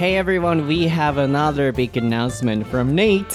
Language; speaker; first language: English; non-native, learner; Japanese